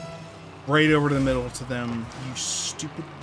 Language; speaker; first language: English; native; English